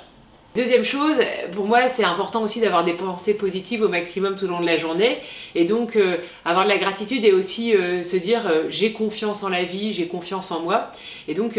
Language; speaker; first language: French; native; French